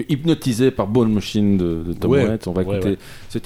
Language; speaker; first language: French; native; French